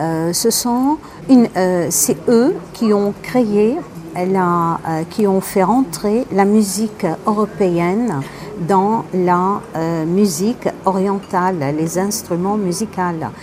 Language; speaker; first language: French; non-native, local second language; Arabic